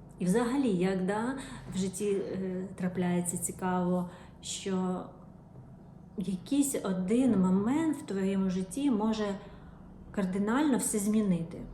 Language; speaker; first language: Ukrainian; non-native, local second language; Russian